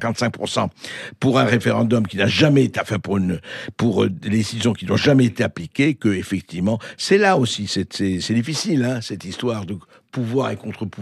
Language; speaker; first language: French; native; French